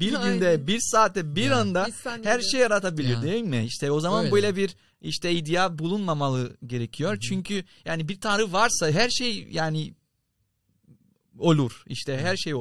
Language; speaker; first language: Turkish; non-native, fluent; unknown